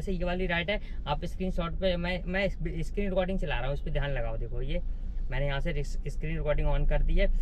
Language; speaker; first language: Hindi; native; Hindi